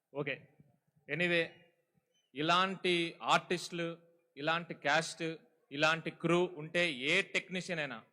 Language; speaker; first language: Telugu; native; Telugu